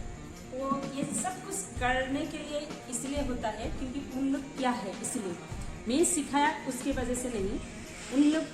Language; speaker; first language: Hindi; non-native, local second language; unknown